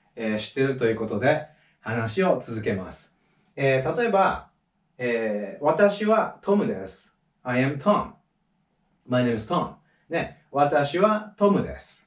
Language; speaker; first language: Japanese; native; Japanese